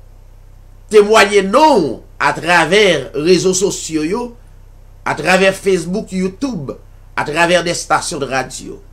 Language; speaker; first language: French; non-native, local second language; Haitian Creole